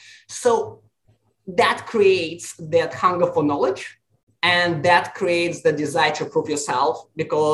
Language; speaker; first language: English; non-native, fluent; Russian